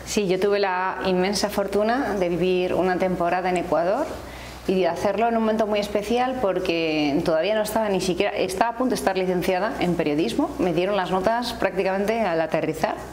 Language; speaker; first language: Spanish; native; Spanish